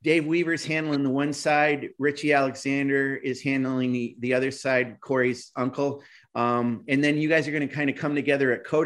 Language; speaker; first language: English; native; English